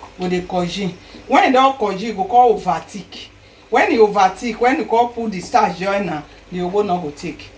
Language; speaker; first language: Nigerian Pidgin; non-native, local second language; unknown